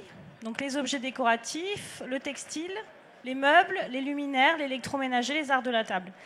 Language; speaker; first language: French; native; French